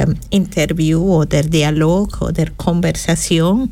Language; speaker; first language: German; non-native, fluent; Spanish